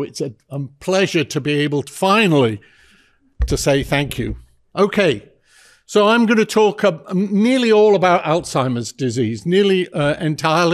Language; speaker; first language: English; native; English